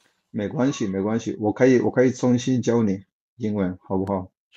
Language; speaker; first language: Chinese; non-native, fluent; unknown